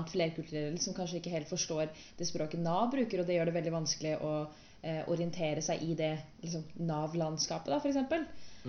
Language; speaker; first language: Norwegian; native; Norwegian